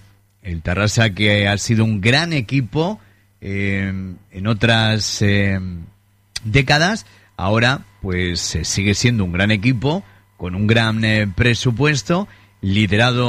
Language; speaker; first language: Spanish; native; Spanish